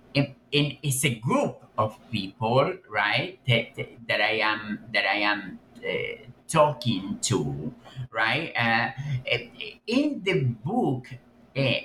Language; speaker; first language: English; non-native, fluent; Spanish